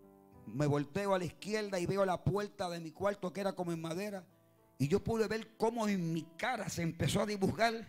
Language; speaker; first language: Spanish; native; Spanish